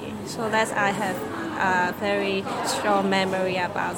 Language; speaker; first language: English; non-native, learner; Cantonese